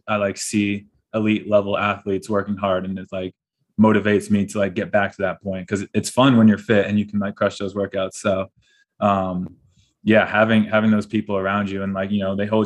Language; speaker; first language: English; native; English